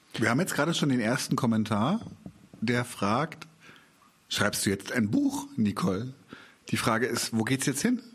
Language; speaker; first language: German; early bilingual, other home language; Arabic